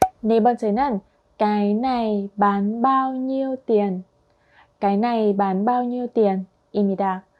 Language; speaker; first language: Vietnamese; non-native, fluent; Korean